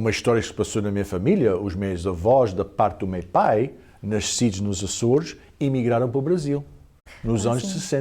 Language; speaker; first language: Portuguese; early bilingual, heritage; Portuguese